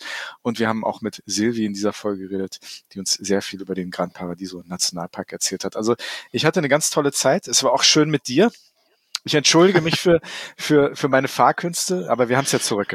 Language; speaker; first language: German; native; German